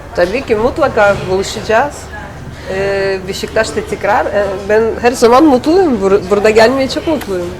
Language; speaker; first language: Turkish; non-native, learner; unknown